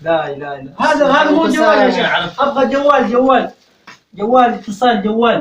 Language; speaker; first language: Arabic; native; Arabic